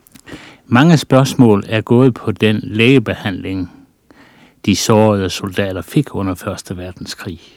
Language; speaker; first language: Danish; native; Danish